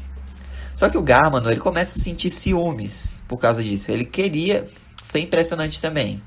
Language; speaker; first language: Portuguese; native; Portuguese